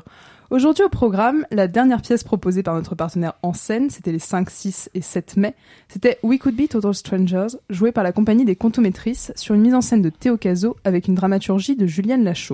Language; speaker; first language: French; native; French